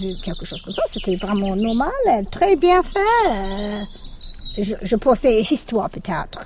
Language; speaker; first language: French; non-native, fluent; English